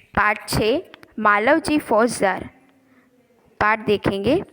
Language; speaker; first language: Hindi; non-native, local second language; Gujarati